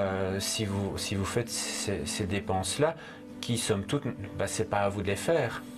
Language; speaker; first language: French; native; French